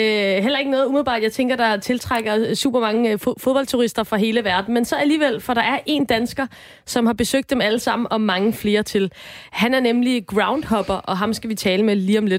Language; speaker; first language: Danish; native; Danish